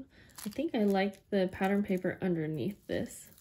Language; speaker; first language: English; native; English